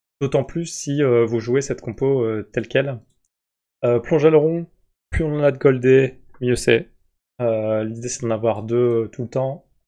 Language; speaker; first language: French; native; French